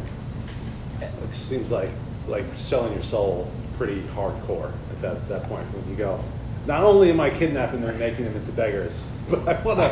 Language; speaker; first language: English; native; English